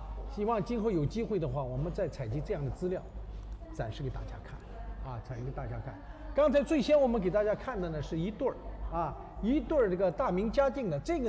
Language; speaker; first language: Chinese; native; Chinese